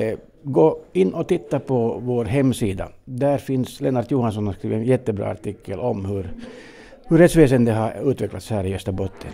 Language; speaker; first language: Swedish; native; Swedish